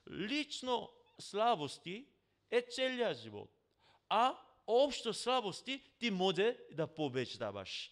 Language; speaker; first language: Bulgarian; non-native, learner; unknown